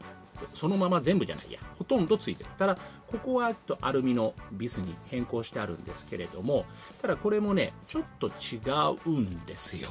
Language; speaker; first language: Japanese; native; Japanese